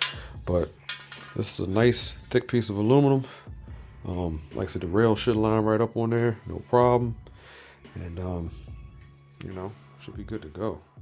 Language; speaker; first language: English; native; English